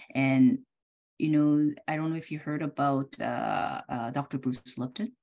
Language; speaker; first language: English; early bilingual, other home language; Korean